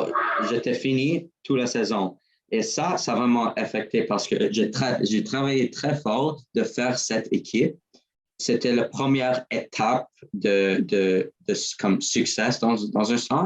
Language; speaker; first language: French; non-native, learner; English